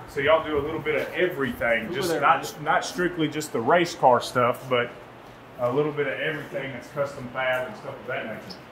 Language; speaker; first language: English; native; English